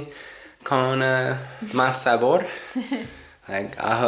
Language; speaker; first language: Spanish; non-native, learner; English